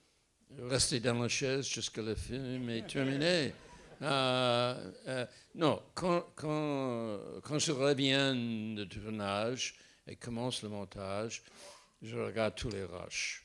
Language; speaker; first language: French; non-native, fluent; English